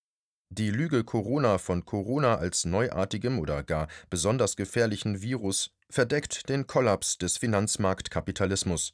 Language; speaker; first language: German; native; German